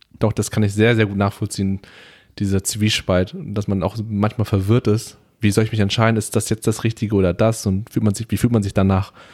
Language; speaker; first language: German; early bilingual, other home language; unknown